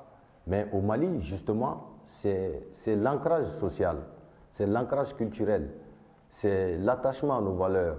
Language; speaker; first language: French; non-native, local second language; Bambara